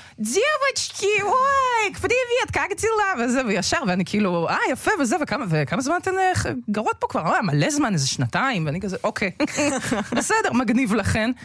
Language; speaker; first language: Hebrew; early bilingual, other home language; Russian